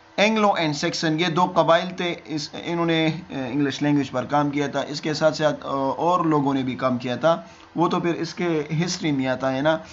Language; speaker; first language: Urdu; non-native, local second language; Pashto